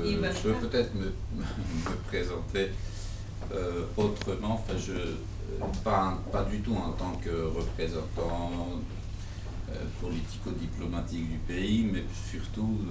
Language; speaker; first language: French; non-native, fluent; Georgian